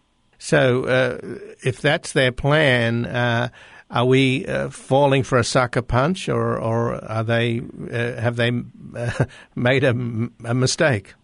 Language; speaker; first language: English; native; English